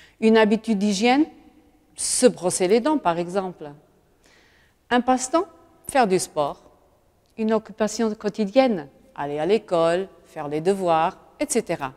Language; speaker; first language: French; non-native, fluent; Portuguese